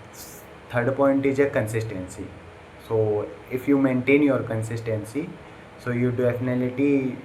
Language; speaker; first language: English; non-native, learner; Hindi